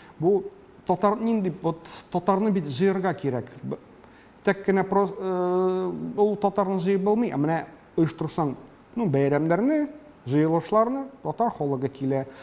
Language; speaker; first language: Tatar; early bilingual, heritage; Tatar